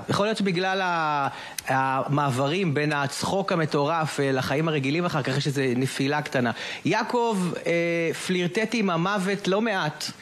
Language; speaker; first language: Hebrew; native; Hebrew